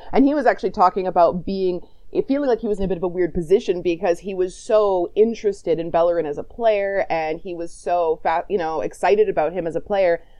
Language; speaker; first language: English; native; English